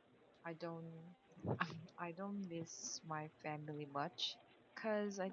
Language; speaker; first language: English; non-native, learner; Korean